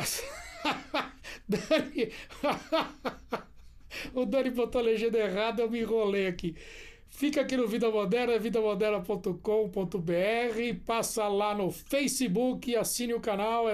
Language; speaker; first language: Portuguese; native; Portuguese